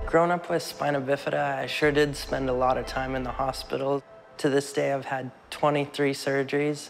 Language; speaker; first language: English; native; English